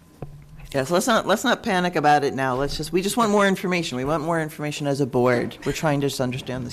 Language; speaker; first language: English; native; English